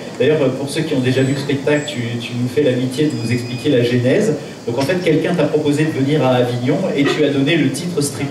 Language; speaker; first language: French; native; French